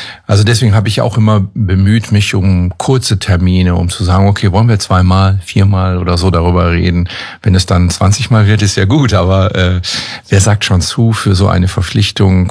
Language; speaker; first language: German; native; German